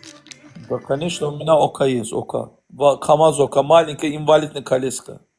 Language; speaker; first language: Russian; non-native, learner; Azerbaijani